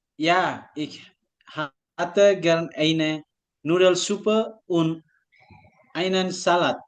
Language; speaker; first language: German; non-native, learner; Indonesian